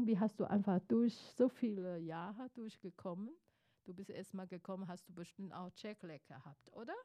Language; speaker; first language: German; non-native, fluent; Chinese